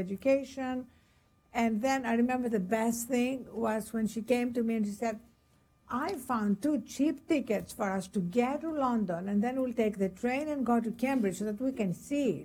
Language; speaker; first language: English; non-native, fluent; Greek